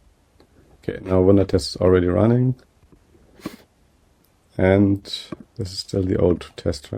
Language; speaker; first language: English; non-native, fluent; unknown